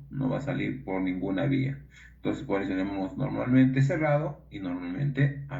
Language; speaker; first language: Spanish; native; Spanish